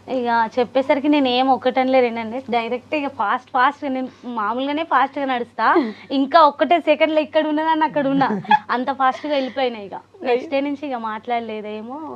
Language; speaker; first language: Telugu; native; Telugu